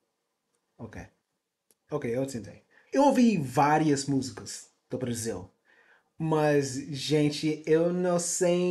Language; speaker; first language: Portuguese; non-native, learner; English